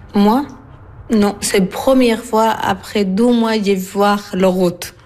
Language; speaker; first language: French; non-native, learner; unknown